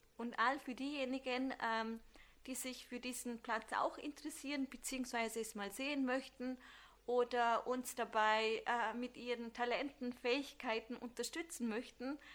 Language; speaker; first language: German; early bilingual, other home language; Turkish